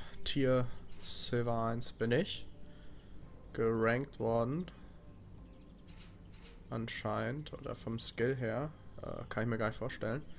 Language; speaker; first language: German; native; German